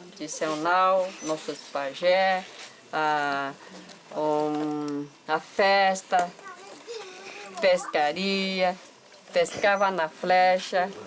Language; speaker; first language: Portuguese; non-native, local second language; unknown